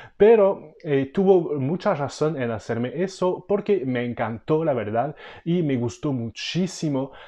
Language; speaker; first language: Spanish; non-native, fluent; French